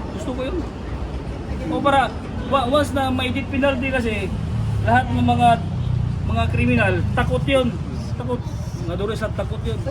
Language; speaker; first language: Filipino; native; Filipino